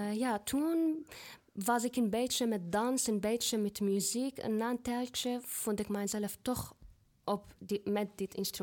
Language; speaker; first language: Dutch; non-native, learner; Arabic